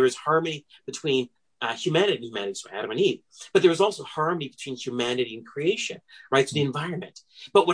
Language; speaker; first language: English; native; English